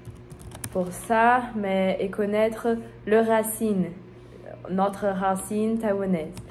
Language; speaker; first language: French; non-native, learner; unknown